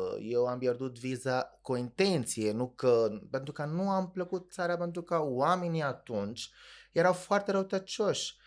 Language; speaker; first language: Romanian; non-native, fluent; Arabic